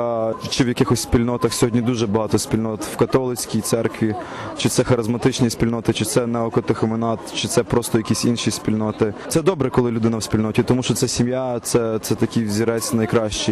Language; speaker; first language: Ukrainian; native; Ukrainian